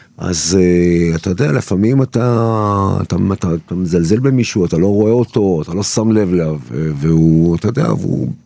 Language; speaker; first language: Hebrew; early bilingual, other home language; Turkish